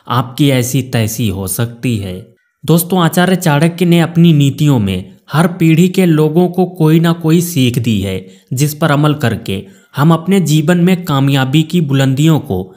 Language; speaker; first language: Hindi; native; Hindi